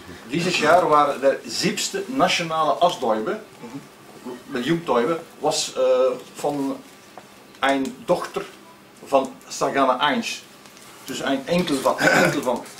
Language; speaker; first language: German; non-native, learner; Dutch